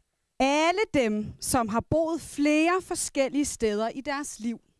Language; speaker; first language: Danish; non-native, local second language; Kalaallisut